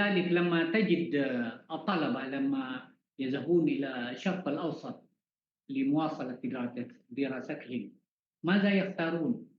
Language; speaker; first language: Arabic; non-native, fluent; Malay